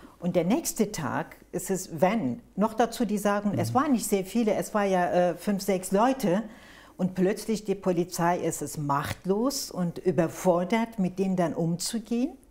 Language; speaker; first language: German; non-native, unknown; Turkish